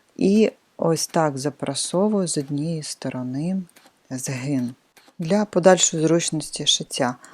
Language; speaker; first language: Ukrainian; non-native, local second language; Russian